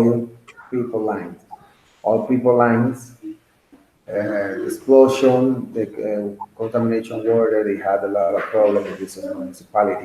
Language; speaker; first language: English; non-native, learner; Spanish